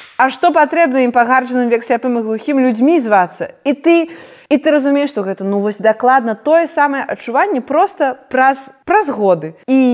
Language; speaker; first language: Belarusian; non-native, local second language; Russian